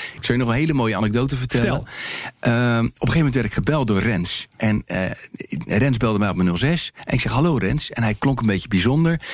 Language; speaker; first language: Dutch; native; Dutch